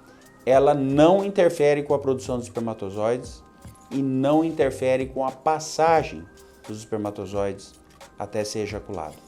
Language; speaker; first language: Portuguese; native; Portuguese